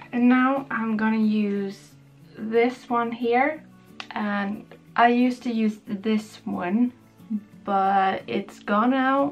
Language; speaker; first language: English; non-native, fluent; Swedish